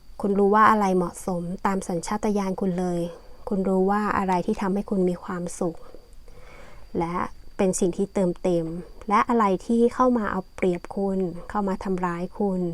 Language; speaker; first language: Thai; native; Thai